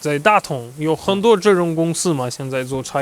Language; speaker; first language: Chinese; non-native, fluent; Russian